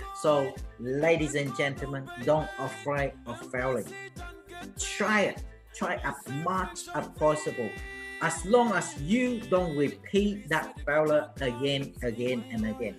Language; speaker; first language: English; non-native, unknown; Vietnamese